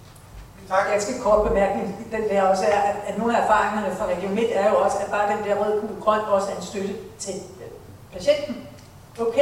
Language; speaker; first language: Danish; native; Danish